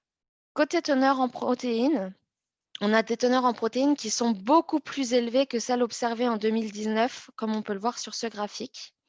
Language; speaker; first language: French; native; French